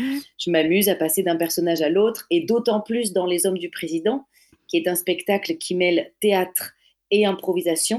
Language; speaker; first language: French; native; French